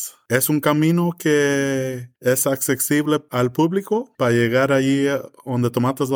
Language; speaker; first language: Spanish; early bilingual, heritage; English